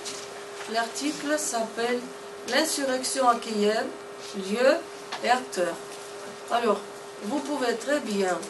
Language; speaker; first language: French; non-native, fluent; Russian